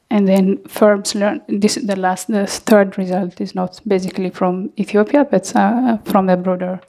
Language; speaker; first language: English; non-native, fluent; Amharic